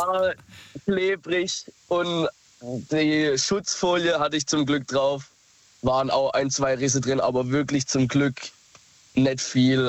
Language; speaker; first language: German; native; German